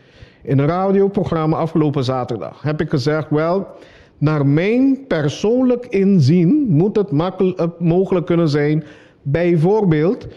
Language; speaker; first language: Dutch; non-native, local second language; Papiamento